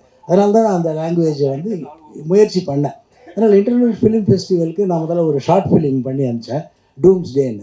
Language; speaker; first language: Tamil; native; Tamil